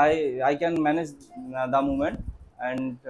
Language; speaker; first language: English; non-native, learner; Bangla